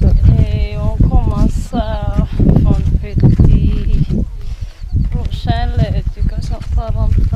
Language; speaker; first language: French; non-native, local second language; Malagasy